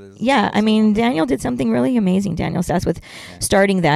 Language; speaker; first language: English; native; English